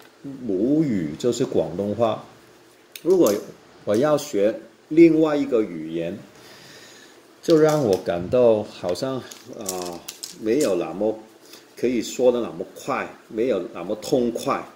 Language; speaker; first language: Chinese; non-native, local second language; Cantonese